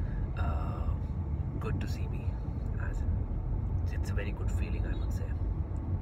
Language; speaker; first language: English; non-native, local second language; Hindi